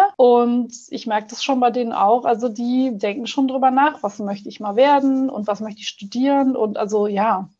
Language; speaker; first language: German; native; German